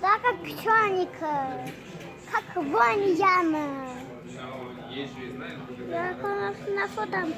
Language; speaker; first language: Russian; early bilingual, other home language; Tajik